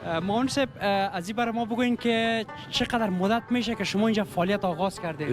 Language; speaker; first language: Persian; native; Persian